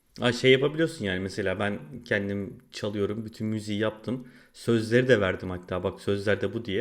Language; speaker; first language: Turkish; native; Turkish